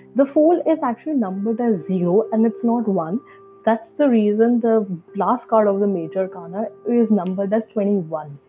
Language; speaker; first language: English; non-native, local second language; Hindi